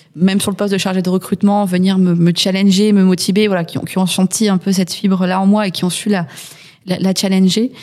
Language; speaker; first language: French; native; French